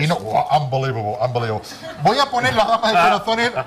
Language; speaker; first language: Spanish; native; Spanish